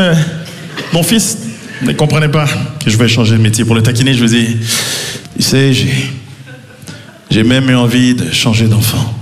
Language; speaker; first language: French; native; French